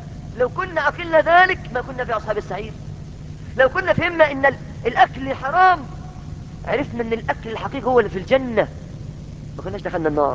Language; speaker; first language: Arabic; native; Arabic